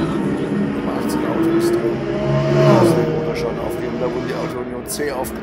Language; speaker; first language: German; native; German